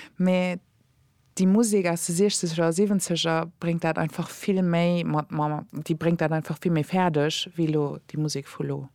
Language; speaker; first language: Luxembourgish; early bilingual, other home language; German